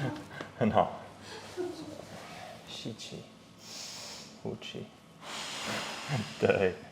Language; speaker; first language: Chinese; non-native, fluent; English